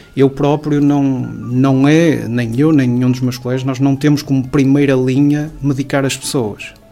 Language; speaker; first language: Portuguese; native; Portuguese